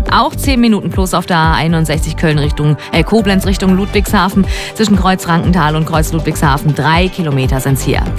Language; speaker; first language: German; native; German